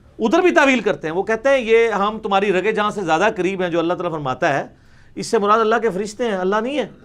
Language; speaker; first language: Urdu; non-native, local second language; Punjabi